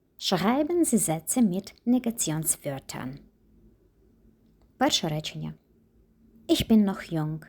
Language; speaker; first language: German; non-native, fluent; Ukrainian